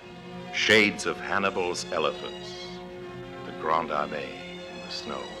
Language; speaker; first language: English; native; English